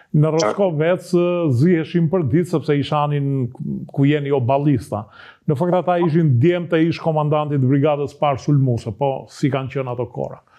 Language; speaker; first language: Albanian; native; Albanian